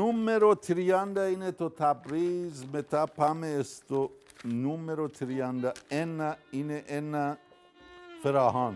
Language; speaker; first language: Greek; non-native, learner; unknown